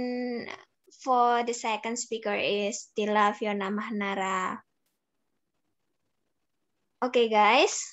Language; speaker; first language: English; non-native, learner; Indonesian